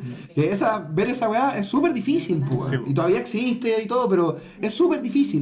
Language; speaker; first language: Spanish; native; Spanish